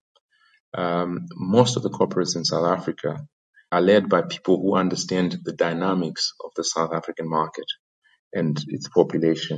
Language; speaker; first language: English; non-native, local second language; Shona